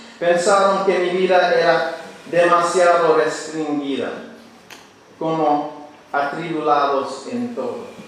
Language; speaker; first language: Spanish; non-native, learner; English